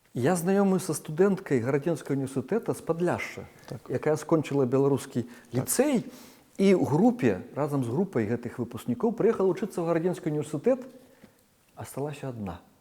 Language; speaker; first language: Belarusian; native; Belarusian